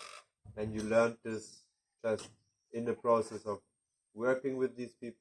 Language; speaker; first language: English; non-native, fluent; German